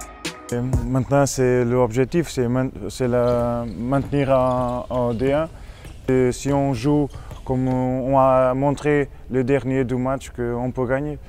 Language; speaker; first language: French; non-native, learner; Portuguese